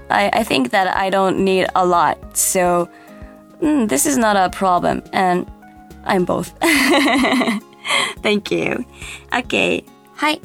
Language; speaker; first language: English; non-native, learner; Japanese